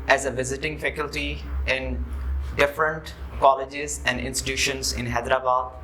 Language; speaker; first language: English; non-native, local second language; Sindhi